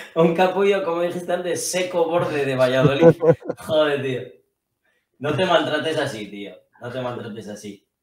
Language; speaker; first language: Spanish; native; Spanish